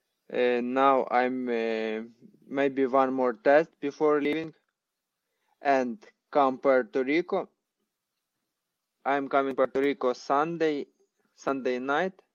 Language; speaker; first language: English; non-native, learner; Ukrainian